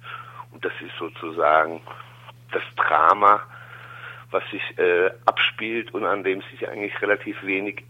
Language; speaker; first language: German; native; German